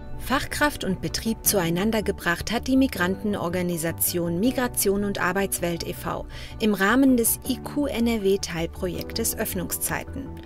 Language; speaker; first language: German; native; German